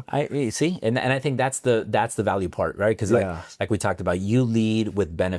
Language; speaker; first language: English; native; English